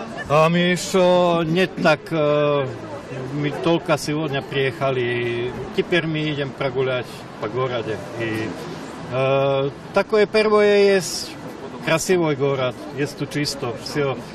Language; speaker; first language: Russian; non-native, learner; Slovak